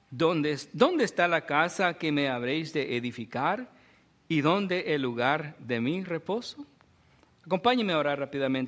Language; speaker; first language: Spanish; native; Spanish